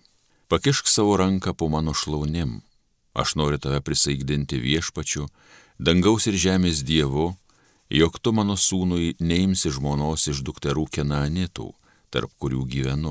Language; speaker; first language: Lithuanian; native; Lithuanian